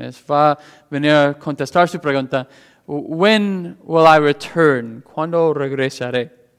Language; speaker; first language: Spanish; non-native, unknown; English